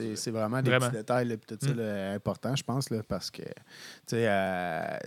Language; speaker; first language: French; native; French